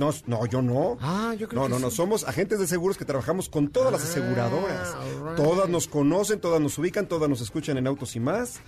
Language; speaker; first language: Spanish; native; Spanish